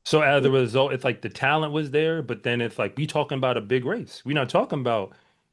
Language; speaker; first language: English; native; English